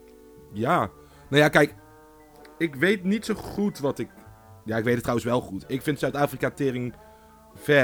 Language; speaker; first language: Dutch; native; Dutch